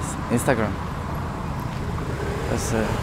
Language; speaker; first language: English; non-native, learner; Arabic